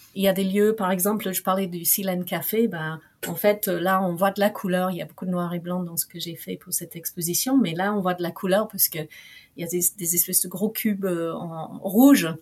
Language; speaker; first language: French; non-native, fluent; English